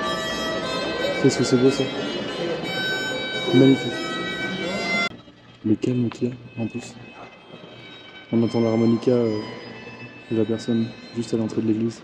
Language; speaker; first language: French; native; French